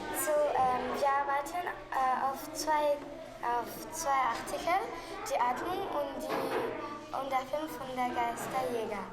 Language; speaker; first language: German; non-native, learner; French